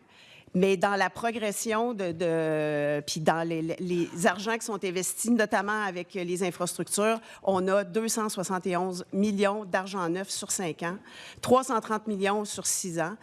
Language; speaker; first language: French; native; French